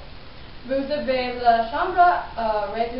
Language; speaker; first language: French; non-native, learner; English